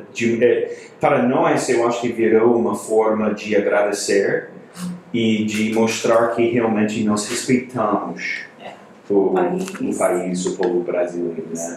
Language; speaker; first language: Portuguese; non-native, fluent; English